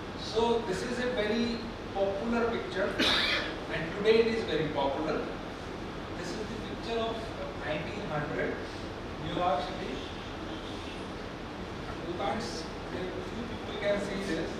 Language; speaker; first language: English; non-native, local second language; Hindi